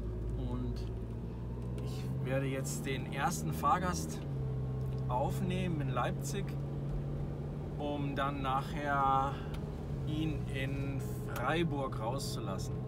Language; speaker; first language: German; native; German